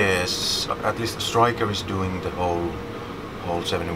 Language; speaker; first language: English; non-native, fluent; Finnish